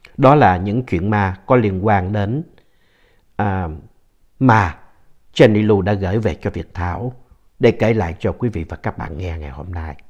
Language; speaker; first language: Vietnamese; native; Vietnamese